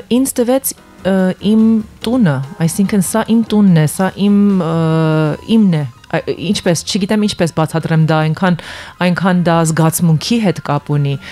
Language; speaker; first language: Armenian; early bilingual, heritage; Armenian